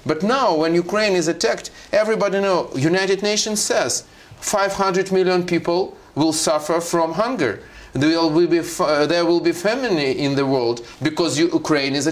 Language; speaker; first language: English; non-native, fluent; Russian